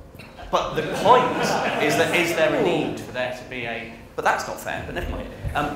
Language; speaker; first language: English; native; English